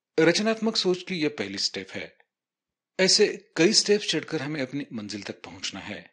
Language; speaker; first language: Hindi; non-native, local second language; Marathi